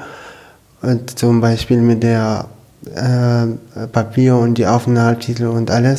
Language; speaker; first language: German; non-native, learner; Arabic